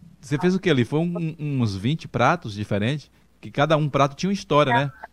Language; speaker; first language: Portuguese; native; Portuguese